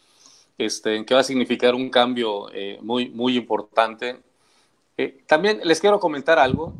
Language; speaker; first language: Spanish; native; Spanish